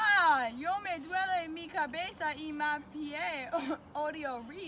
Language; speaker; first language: Spanish; non-native, learner; English